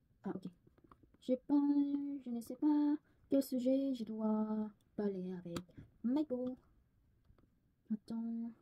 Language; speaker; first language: French; non-native, learner; Korean